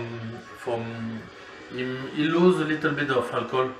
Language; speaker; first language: English; non-native, learner; French